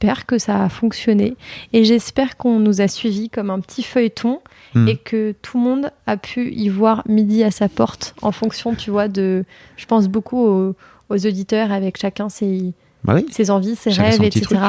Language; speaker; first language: French; native; French